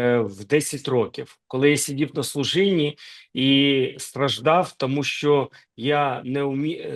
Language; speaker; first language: Ukrainian; non-native, local second language; Russian